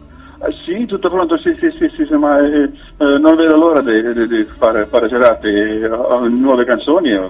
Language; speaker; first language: Italian; non-native, learner; Finnish